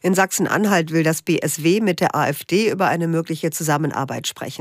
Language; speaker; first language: German; native; German